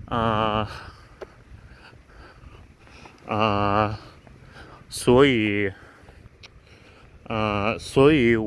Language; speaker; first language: Chinese; non-native, learner; English